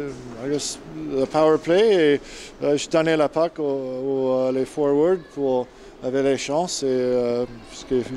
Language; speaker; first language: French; non-native, learner; English